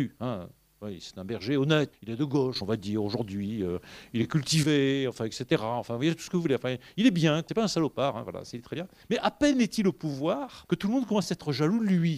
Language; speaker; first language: French; native; French